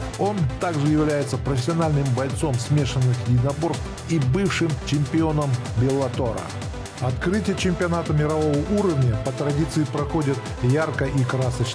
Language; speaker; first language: Russian; native; Russian